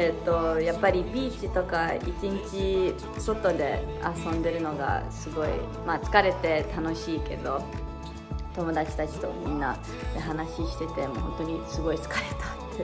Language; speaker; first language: Japanese; early bilingual, heritage; English